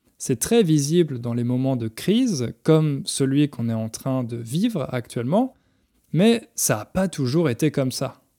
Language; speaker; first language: French; native; French